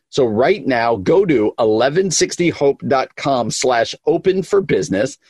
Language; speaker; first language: English; native; English